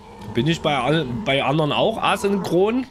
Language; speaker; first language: German; native; German